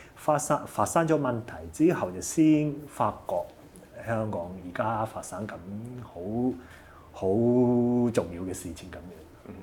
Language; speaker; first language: Cantonese; non-native, fluent; Japanese